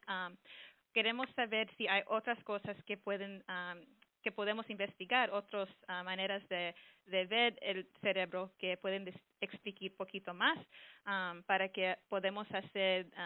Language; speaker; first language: Spanish; early bilingual, heritage; Spanish